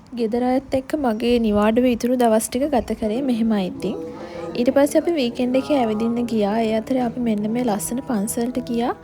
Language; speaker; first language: Sinhala; native; Sinhala